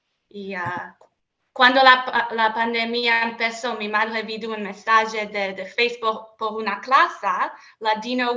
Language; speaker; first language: Spanish; non-native, learner; English